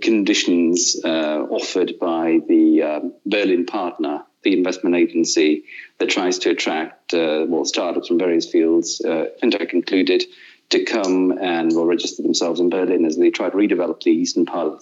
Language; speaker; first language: English; non-native, fluent; Russian